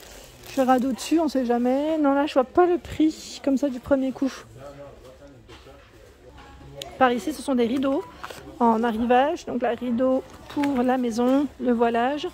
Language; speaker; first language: French; native; French